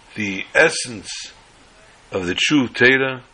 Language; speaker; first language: English; native; English